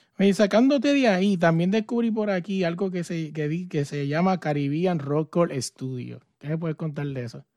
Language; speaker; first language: Spanish; native; Spanish